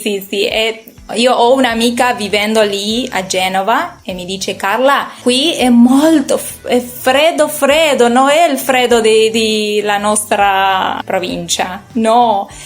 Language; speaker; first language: Italian; non-native, learner; Spanish